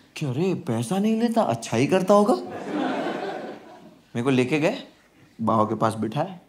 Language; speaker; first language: Hindi; non-native, local second language; Gujarati